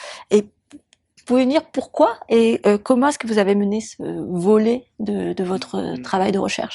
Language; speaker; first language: French; native; French